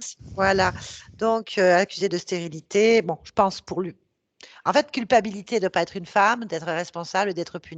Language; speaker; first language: French; native; French